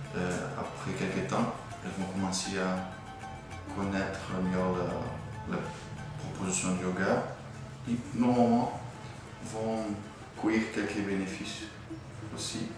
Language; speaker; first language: French; non-native, fluent; Portuguese